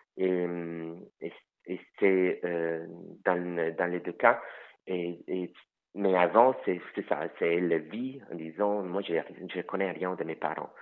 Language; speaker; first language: French; non-native, fluent; Italian